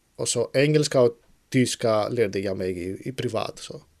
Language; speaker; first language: Swedish; non-native, fluent; Greek